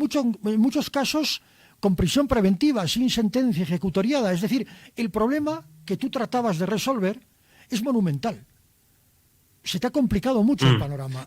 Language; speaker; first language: Spanish; native; Spanish